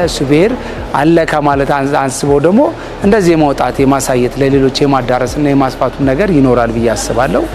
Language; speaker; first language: Amharic; native; Amharic